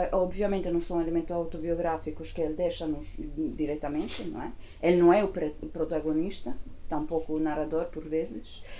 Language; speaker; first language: Portuguese; non-native, fluent; Italian